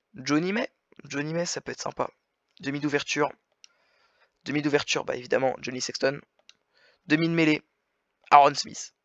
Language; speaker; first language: French; native; French